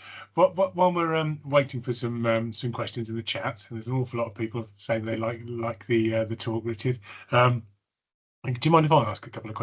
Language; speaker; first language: English; native; English